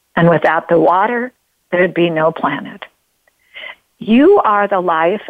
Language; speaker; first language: English; native; English